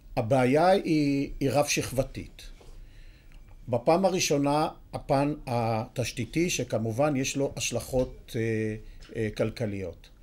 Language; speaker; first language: Hebrew; native; Hebrew